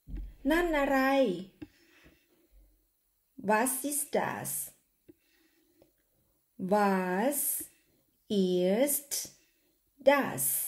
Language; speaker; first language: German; non-native, fluent; Thai